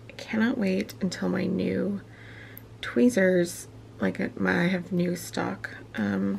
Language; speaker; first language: English; native; English